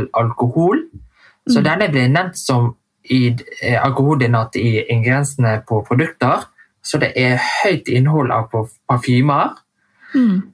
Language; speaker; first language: Norwegian; early bilingual, heritage; Vietnamese